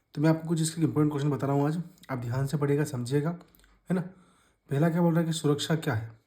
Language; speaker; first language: Hindi; native; Hindi